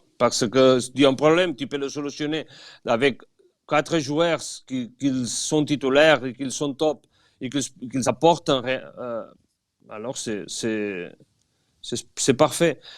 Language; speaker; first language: French; non-native, fluent; Catalan